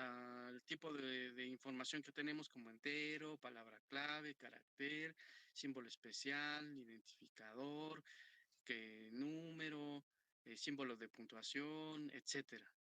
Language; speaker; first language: Spanish; native; Spanish